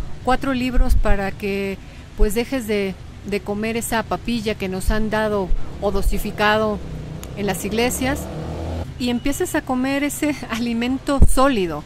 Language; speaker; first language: Spanish; native; Spanish